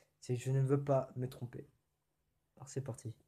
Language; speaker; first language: French; native; French